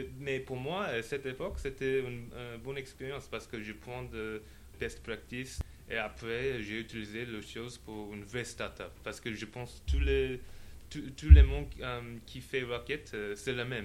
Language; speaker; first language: French; non-native, learner; English